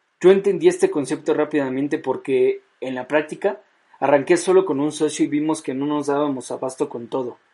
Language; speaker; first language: Spanish; native; Spanish